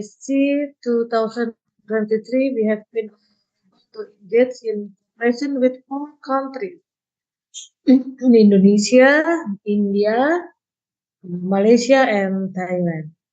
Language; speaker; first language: English; non-native, learner; Indonesian